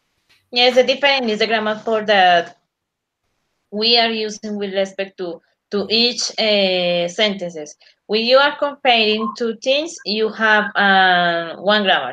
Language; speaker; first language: English; non-native, learner; Spanish